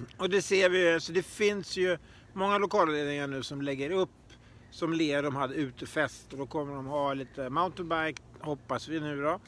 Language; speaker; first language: Swedish; native; Swedish